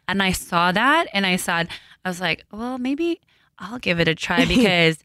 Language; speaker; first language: English; early bilingual, other home language; Korean